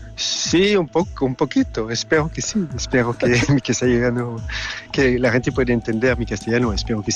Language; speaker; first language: Spanish; non-native, learner; French